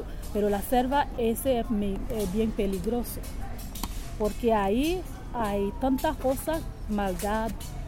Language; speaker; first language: Spanish; non-native, learner; Haitian Creole